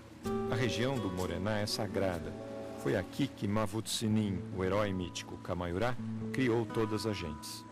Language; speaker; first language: Portuguese; native; Portuguese